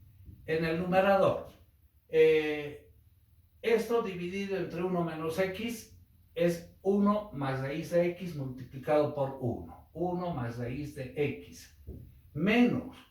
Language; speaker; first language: Spanish; native; Spanish